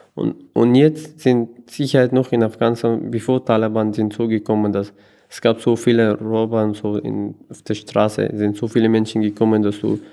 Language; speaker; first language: German; non-native, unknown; Persian